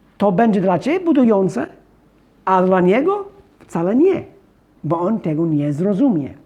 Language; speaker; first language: Polish; non-native, fluent; English